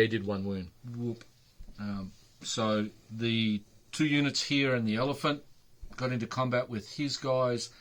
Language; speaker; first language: English; native; English